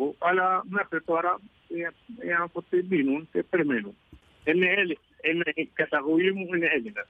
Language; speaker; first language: Greek; non-native, learner; Arabic